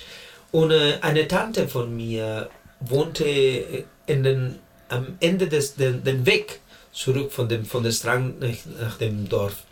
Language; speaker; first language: German; non-native, learner; Spanish